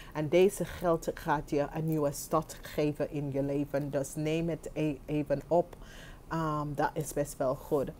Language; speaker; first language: Dutch; non-native, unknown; English